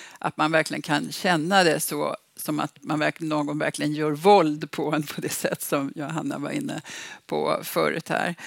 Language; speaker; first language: Swedish; native; Swedish